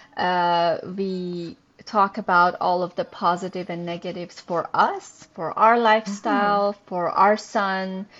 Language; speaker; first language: English; non-native, fluent; Persian